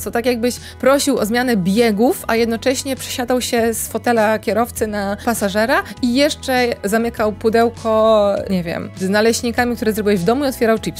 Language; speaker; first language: Polish; native; Polish